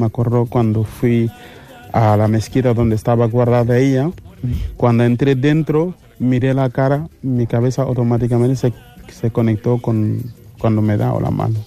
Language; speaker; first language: Spanish; non-native, fluent; Wolof